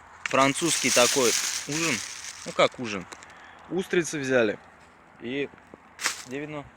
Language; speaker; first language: Russian; native; Russian